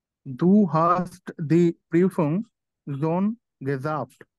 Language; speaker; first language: German; non-native, learner; Bangla